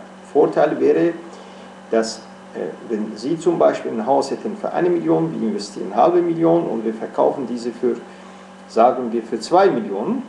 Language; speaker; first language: German; non-native, fluent; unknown